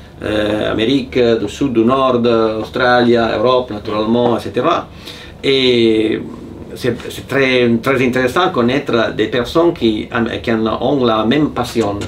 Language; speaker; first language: French; non-native, fluent; Italian